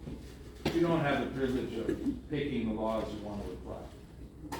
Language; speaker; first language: English; non-native, local second language; French